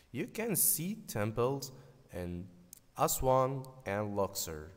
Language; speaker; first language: English; non-native, fluent; Arabic